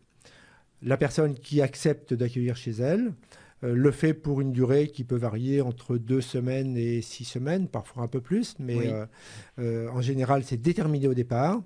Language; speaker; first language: French; native; French